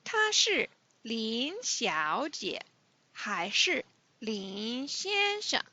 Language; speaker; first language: Chinese; non-native, fluent; English